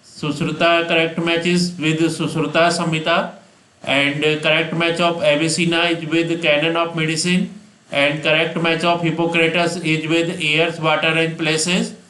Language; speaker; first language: English; non-native, local second language; Hindi